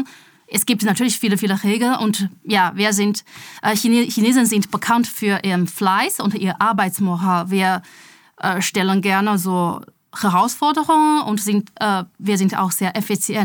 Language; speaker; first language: German; non-native, fluent; Chinese